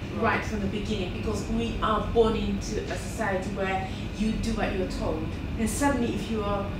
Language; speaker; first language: English; non-native, fluent; Japanese